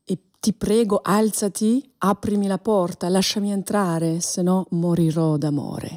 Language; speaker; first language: Italian; non-native, fluent; Albanian